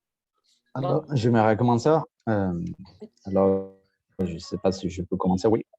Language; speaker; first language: French; non-native, learner; Spanish